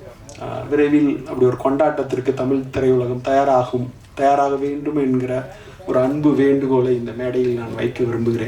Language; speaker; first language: Tamil; native; Tamil